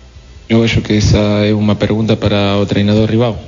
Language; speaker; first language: Portuguese; non-native, fluent; Spanish